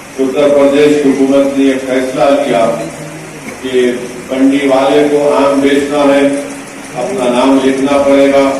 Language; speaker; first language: Urdu; native; Urdu